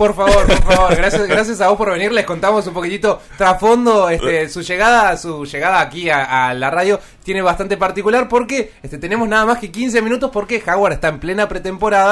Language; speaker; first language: Spanish; native; Spanish